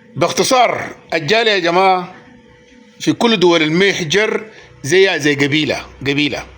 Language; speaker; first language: Arabic; native; Arabic